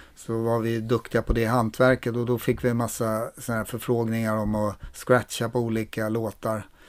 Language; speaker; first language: Swedish; native; Swedish